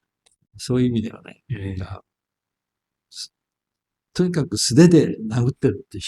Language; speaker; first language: Japanese; native; Japanese